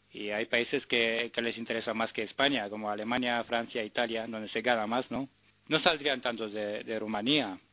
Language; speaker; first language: Spanish; non-native, fluent; Romanian